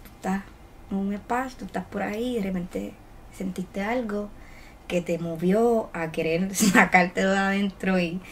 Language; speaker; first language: Spanish; native; Spanish